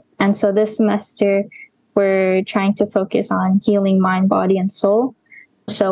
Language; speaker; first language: English; native; English